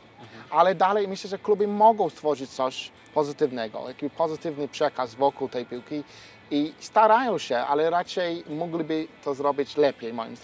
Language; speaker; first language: Polish; non-native, fluent; English